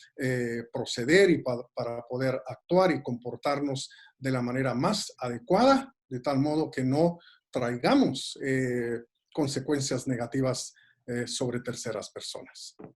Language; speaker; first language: Spanish; native; Spanish